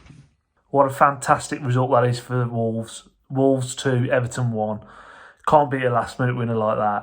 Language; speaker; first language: English; native; English